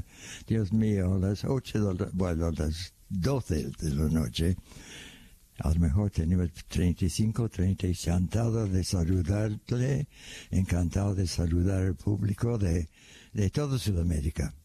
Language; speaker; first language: Spanish; non-native, fluent; English